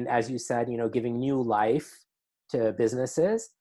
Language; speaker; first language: English; native; English